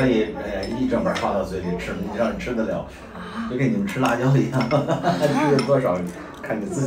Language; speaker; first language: Chinese; native; Chinese